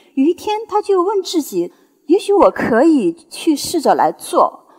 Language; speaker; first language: Chinese; native; Chinese